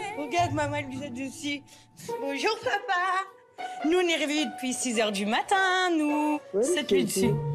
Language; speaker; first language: French; native; French